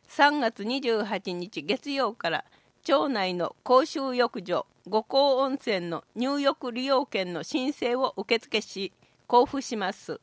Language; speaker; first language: Japanese; native; Japanese